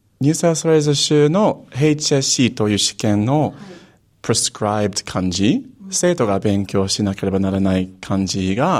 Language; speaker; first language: Japanese; non-native, fluent; English